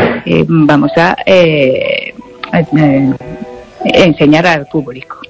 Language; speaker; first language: Spanish; non-native, learner; Japanese